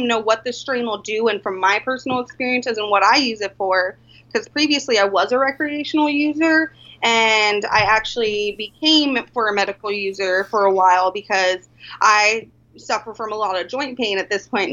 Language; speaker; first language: English; native; English